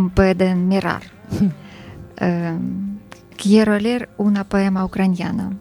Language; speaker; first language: Spanish; non-native, learner; Ukrainian